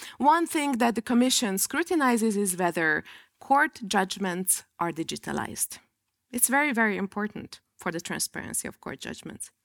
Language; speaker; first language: English; non-native, fluent; Hungarian